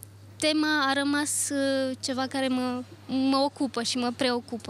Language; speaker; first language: Romanian; early bilingual, other home language; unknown